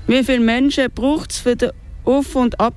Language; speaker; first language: German; native; German